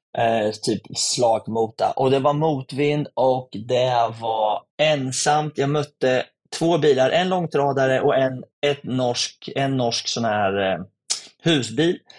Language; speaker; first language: Swedish; native; Swedish